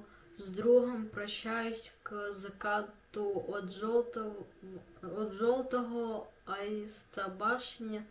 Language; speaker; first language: Russian; native; Russian